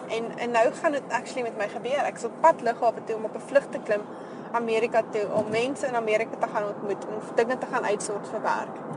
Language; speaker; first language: Afrikaans; native; Afrikaans